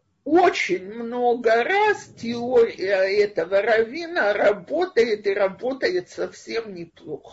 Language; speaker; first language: Russian; native; Russian